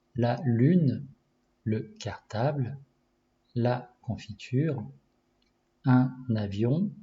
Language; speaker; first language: French; non-native, learner; Japanese